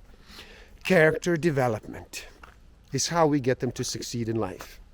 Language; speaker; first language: English; native; English